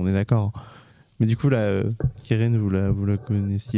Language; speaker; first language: French; native; French